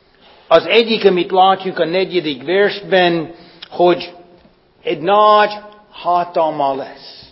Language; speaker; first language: Hungarian; non-native, fluent; English